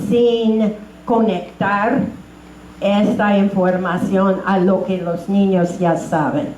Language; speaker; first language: Spanish; non-native, fluent; English